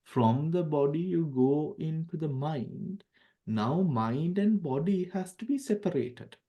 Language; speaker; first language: English; non-native, local second language; Sinhala